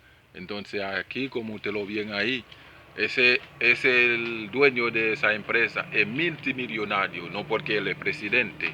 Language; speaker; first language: Spanish; non-native, learner; Haitian Creole